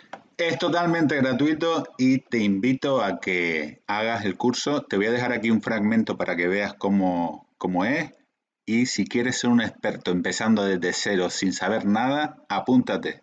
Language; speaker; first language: Spanish; native; Spanish